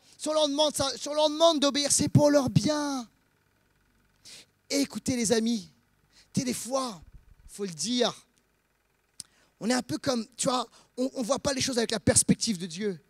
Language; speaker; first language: French; native; French